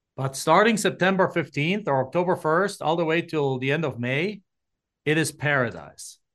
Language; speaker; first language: English; non-native, fluent; German